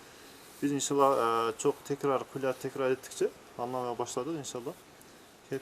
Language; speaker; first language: Turkish; non-native, learner; Kyrgyz